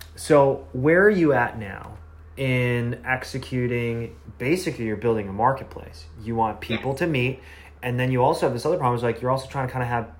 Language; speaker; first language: English; native; English